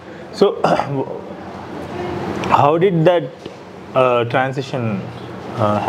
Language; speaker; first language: Telugu; native; Telugu